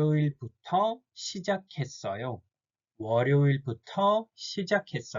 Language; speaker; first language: Korean; non-native, fluent; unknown